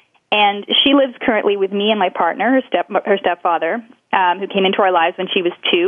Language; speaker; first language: English; native; English